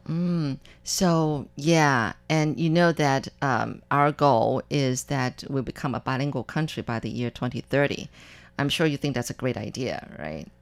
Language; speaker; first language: English; non-native, fluent; Chinese